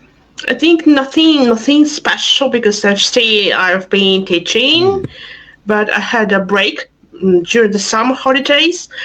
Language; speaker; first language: English; non-native, fluent; Russian